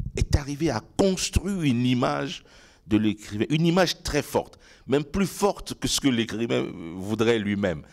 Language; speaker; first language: French; non-native, local second language; Ewe